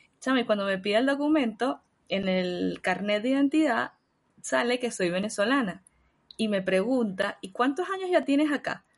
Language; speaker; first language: Spanish; native; Spanish